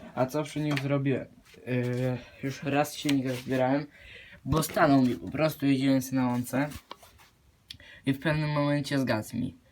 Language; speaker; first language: Polish; native; Polish